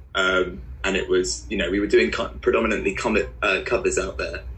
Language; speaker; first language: English; native; English